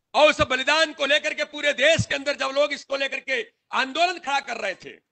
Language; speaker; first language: Hindi; native; Hindi